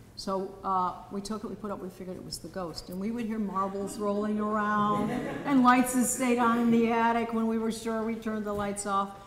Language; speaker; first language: English; native; English